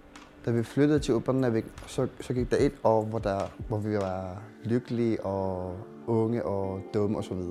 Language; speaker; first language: Danish; non-native, local second language; Kalaallisut